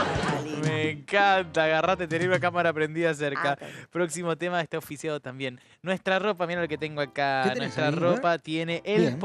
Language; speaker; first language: Spanish; native; Spanish